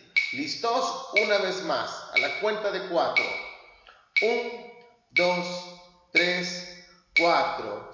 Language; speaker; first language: Spanish; native; Spanish